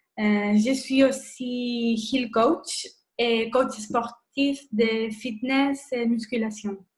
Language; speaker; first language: French; non-native, fluent; Spanish